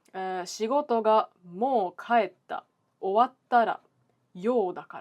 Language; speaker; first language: Japanese; early bilingual, heritage; English